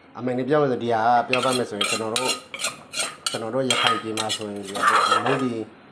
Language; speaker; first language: Burmese; non-native, local second language; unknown